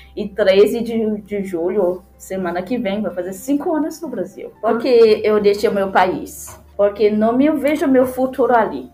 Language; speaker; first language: Portuguese; non-native, learner; Haitian Creole